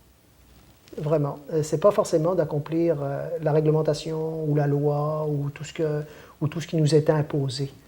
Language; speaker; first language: French; native; French